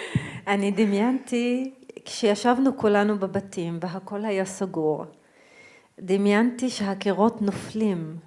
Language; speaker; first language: Hebrew; non-native, local second language; Arabic